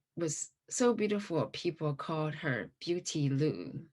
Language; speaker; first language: English; non-native, fluent; Chinese